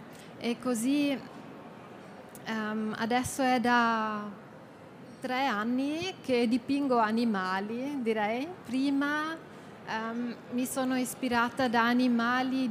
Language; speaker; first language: Italian; non-native, fluent; German